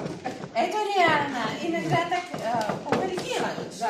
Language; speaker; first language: Russian; non-native, learner; Czech